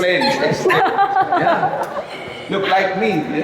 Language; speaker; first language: English; non-native, learner; Indonesian